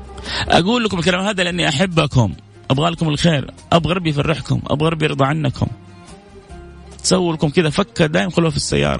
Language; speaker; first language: Arabic; native; Arabic